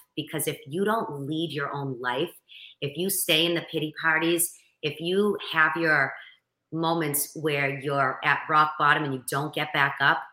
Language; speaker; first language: English; native; English